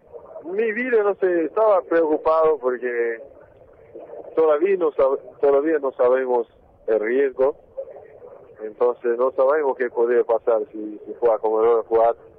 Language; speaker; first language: Spanish; non-native, fluent; English